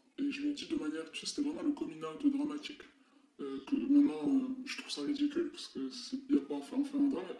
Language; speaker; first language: French; non-native, local second language; Arabic